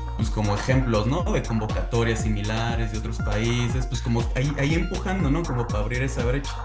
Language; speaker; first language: Spanish; native; Spanish